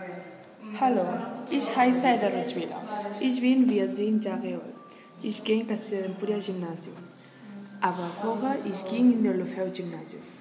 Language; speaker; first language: German; non-native, learner; Catalan